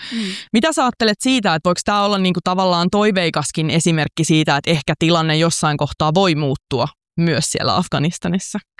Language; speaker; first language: Finnish; native; Finnish